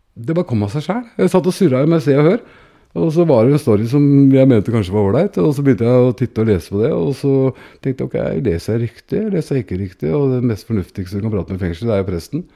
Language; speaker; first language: Norwegian; native; Norwegian